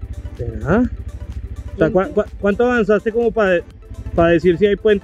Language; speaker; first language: Spanish; native; Spanish